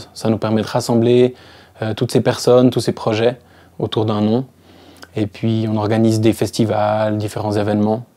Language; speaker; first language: French; native; French